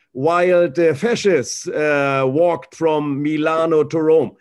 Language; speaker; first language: English; non-native, fluent; German